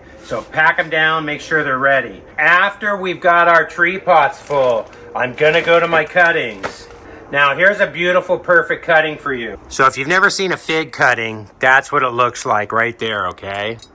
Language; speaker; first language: English; native; English